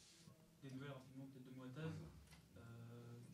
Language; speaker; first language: French; native; French